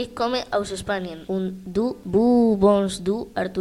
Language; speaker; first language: German; non-native, learner; Spanish